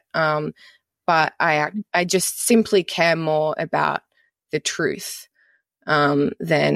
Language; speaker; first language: English; native; English